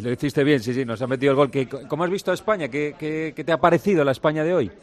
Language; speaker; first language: Spanish; native; Spanish